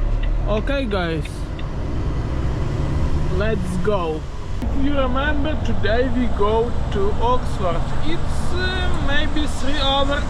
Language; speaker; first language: English; non-native, learner; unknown